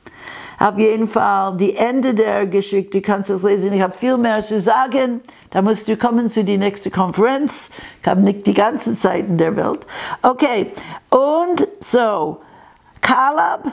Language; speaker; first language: German; non-native, fluent; English